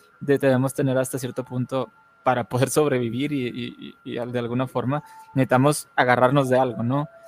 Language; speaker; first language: Spanish; native; Spanish